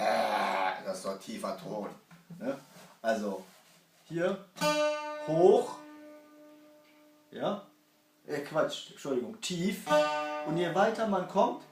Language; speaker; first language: German; early bilingual, other home language; Kurdish